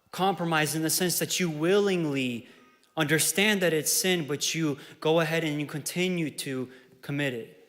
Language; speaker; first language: English; early bilingual, other home language; Ukrainian